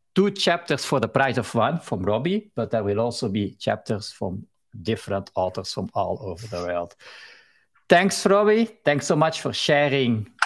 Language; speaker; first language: English; non-native, fluent; Dutch